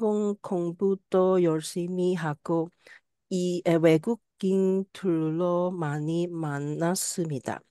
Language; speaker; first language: Korean; non-native, learner; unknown